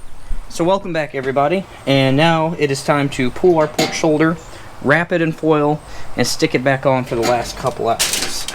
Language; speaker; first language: English; native; English